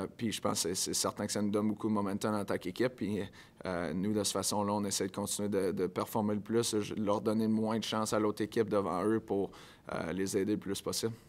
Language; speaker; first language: French; native; French